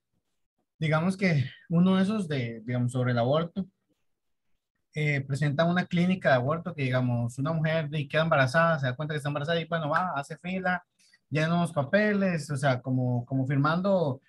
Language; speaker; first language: Spanish; native; Spanish